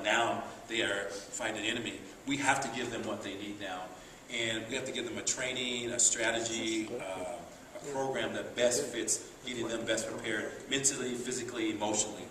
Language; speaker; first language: English; native; English